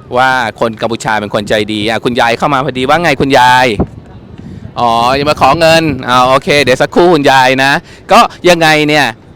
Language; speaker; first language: Thai; native; Thai